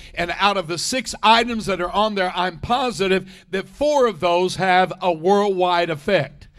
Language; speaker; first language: English; native; English